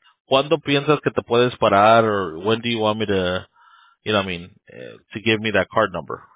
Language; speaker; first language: English; early bilingual, other home language; Spanish